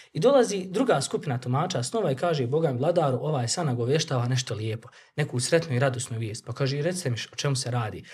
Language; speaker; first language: Bosnian; native; Bosnian